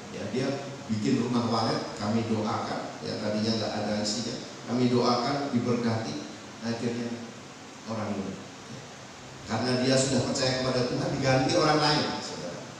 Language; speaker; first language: Indonesian; non-native, local second language; Javanese